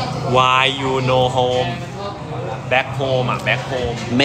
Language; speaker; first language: English; non-native, learner; Thai